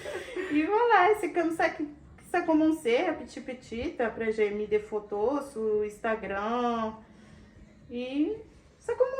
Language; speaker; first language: French; non-native, learner; Portuguese